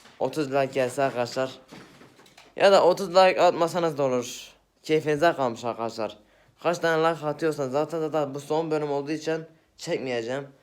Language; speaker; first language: Turkish; native; Turkish